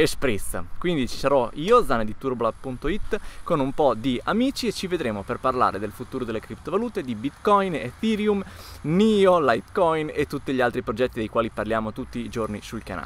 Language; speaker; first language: Italian; native; Italian